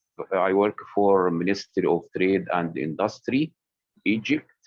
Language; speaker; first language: English; non-native, fluent; Arabic